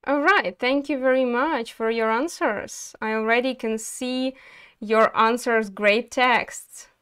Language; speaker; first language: English; non-native, fluent; Ukrainian